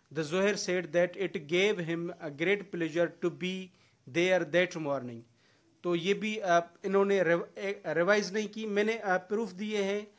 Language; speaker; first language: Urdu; non-native, local second language; Sindhi